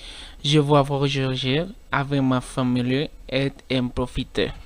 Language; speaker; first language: French; non-native, learner; Spanish